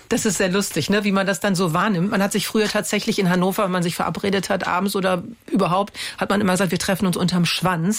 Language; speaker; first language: German; native; German